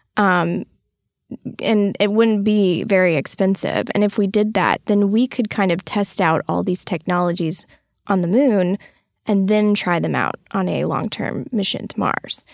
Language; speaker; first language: English; native; English